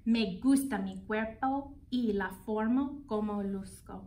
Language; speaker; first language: Spanish; non-native, fluent; English